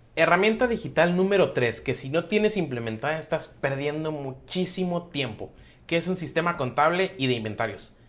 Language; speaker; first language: Spanish; native; Spanish